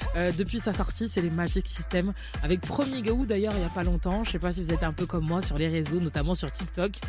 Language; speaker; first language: French; native; French